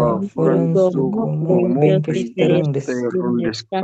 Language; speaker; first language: Japanese; non-native, learner; Indonesian